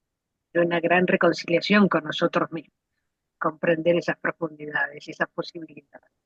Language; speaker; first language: Spanish; native; Spanish